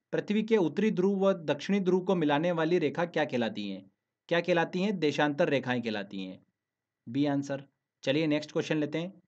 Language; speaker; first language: Hindi; native; Hindi